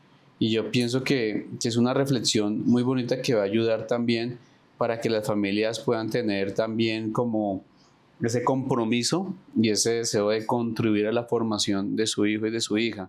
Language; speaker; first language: Spanish; native; Spanish